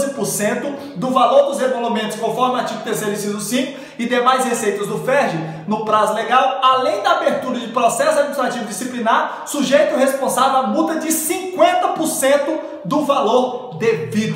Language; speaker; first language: Portuguese; native; Portuguese